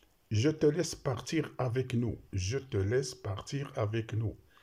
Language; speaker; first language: French; non-native, local second language; Arabic